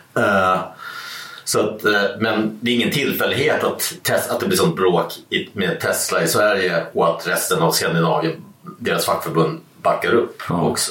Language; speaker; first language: Swedish; native; Swedish